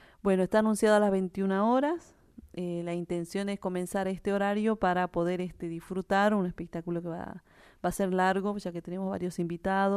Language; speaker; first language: Spanish; native; Spanish